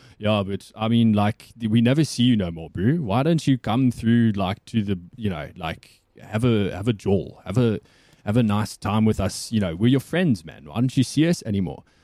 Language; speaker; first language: English; native; English